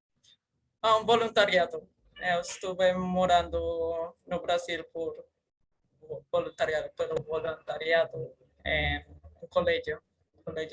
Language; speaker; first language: Portuguese; non-native, learner; Spanish